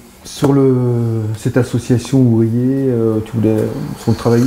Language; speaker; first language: French; native; French